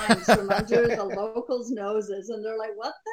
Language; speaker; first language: English; native; English